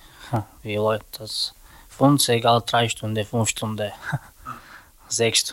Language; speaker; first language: German; non-native, learner; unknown